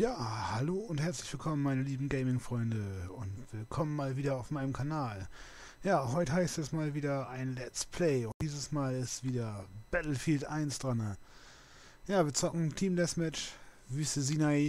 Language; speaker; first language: German; native; German